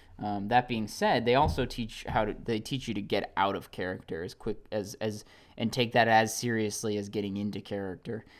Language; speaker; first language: English; native; English